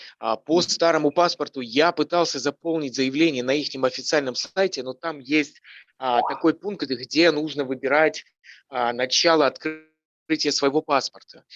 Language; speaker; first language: Russian; native; Russian